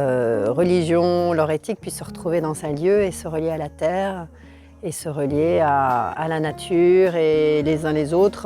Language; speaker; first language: French; native; French